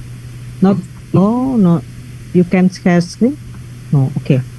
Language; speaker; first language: English; non-native, learner; Indonesian